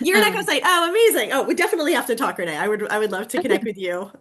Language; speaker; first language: English; native; English